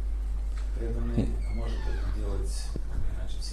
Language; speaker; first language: Russian; native; Russian